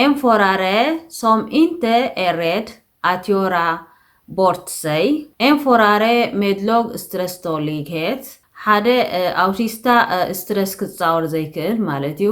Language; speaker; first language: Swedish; non-native, fluent; Tigrinya